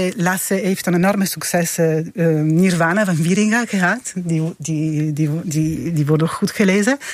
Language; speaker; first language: Dutch; non-native, fluent; Italian